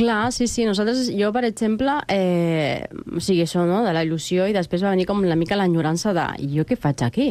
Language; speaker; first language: Catalan; non-native, fluent; Spanish